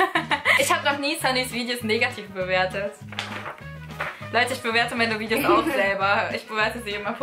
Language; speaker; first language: German; native; German